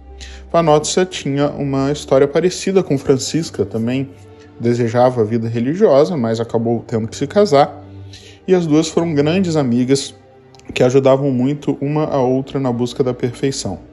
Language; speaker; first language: Portuguese; native; Portuguese